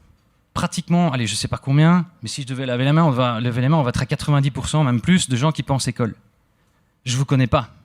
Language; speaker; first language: French; native; French